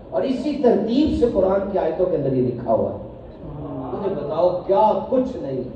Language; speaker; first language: Urdu; native; Urdu